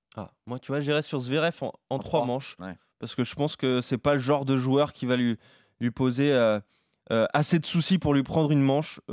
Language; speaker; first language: French; native; French